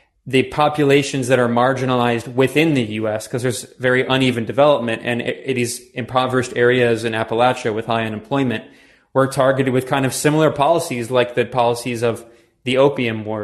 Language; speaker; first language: English; native; English